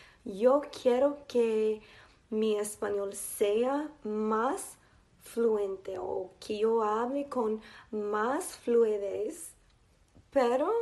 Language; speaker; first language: Spanish; non-native, learner; English